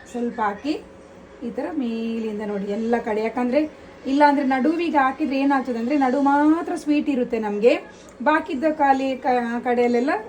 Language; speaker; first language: Kannada; non-native, local second language; Tulu